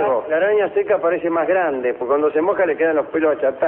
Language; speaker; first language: Spanish; native; Spanish